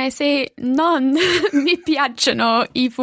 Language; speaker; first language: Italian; non-native, learner; English